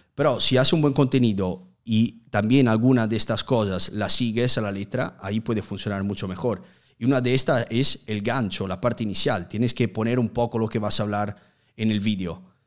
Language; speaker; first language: Spanish; non-native, fluent; Italian